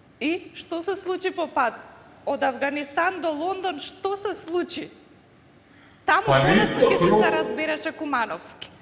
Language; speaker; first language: Macedonian; native; Macedonian